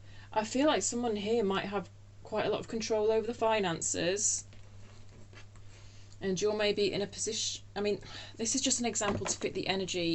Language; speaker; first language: English; native; English